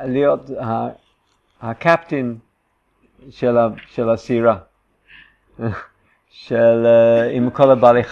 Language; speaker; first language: Hebrew; non-native, fluent; English